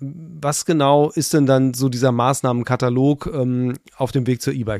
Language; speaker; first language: German; native; German